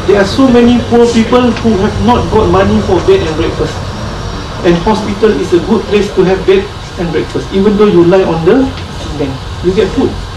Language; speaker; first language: English; non-native, local second language; Malay